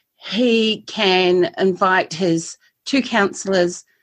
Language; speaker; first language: English; native; English